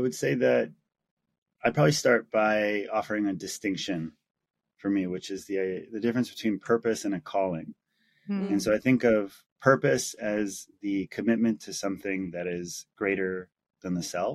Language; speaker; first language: English; native; English